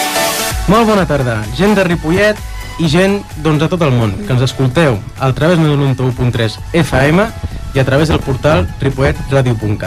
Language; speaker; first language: Catalan; native; Catalan